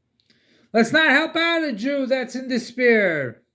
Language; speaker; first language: English; native; English